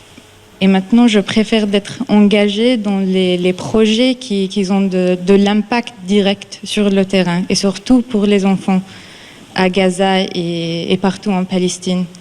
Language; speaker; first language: French; non-native, fluent; Arabic